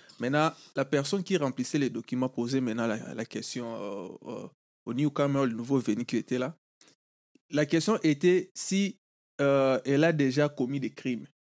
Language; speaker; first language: French; non-native, local second language; Lingala